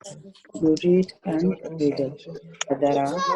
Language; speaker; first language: English; non-native, learner; Arabic